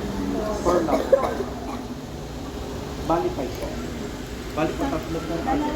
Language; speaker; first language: Filipino; native; Filipino